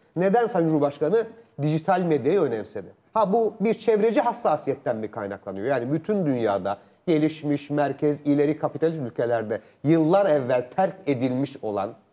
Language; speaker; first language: Turkish; native; Turkish